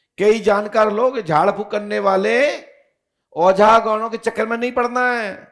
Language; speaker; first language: Hindi; native; Hindi